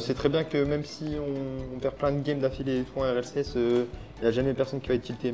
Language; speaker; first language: French; native; French